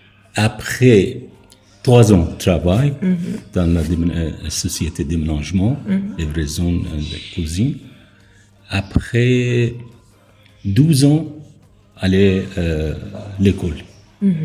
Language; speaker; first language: French; non-native, learner; Persian